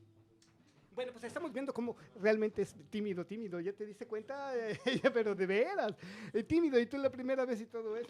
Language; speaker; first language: Spanish; native; Spanish